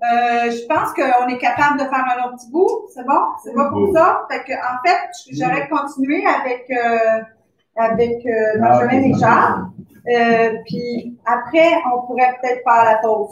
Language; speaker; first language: French; native; French